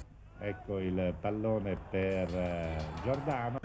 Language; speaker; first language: Italian; native; Italian